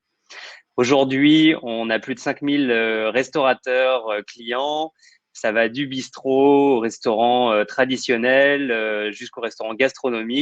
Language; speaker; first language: French; native; French